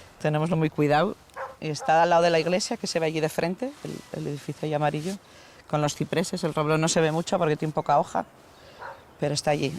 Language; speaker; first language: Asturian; native; Asturian